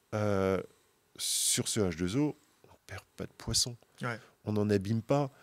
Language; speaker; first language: French; native; French